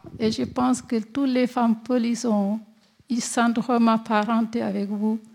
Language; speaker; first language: French; non-native, local second language; Fula